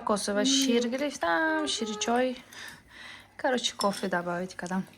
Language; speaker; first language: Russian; non-native, local second language; Tajik